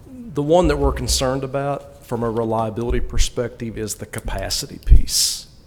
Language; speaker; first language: English; native; English